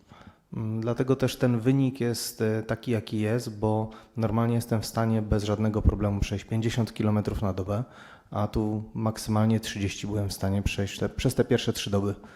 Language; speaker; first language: Polish; native; Polish